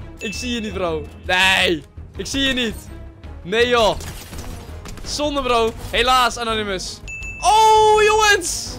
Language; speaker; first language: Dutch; native; Dutch